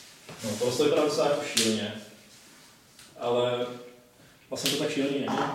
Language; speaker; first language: Czech; native; Czech